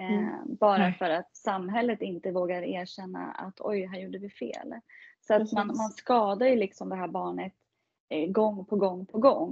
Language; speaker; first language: Swedish; native; Swedish